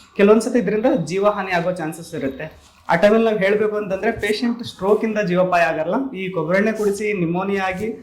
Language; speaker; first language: Kannada; native; Kannada